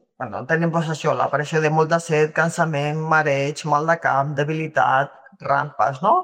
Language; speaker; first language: Catalan; non-native, local second language; Spanish